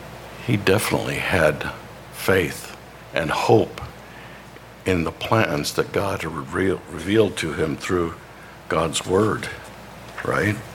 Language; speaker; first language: English; native; English